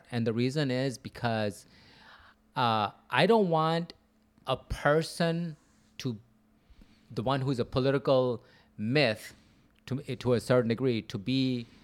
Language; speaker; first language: English; early bilingual, other home language; Urdu